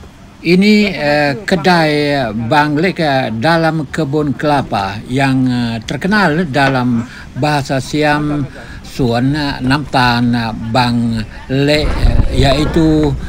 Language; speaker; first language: Malay; native; Malay